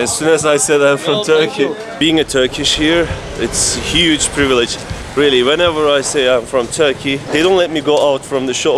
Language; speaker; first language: English; non-native, fluent; Turkish